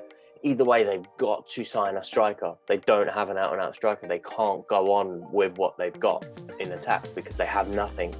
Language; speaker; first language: English; native; English